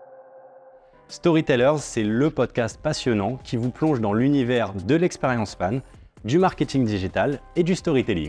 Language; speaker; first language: French; native; French